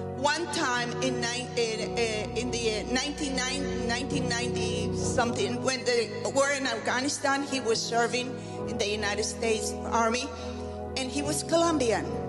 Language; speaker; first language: English; non-native, fluent; Spanish